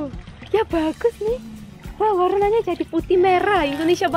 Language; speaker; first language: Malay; non-native, fluent; Korean